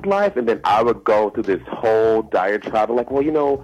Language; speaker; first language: English; native; English